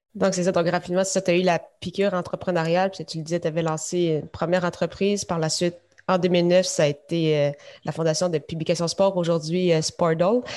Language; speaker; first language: French; native; French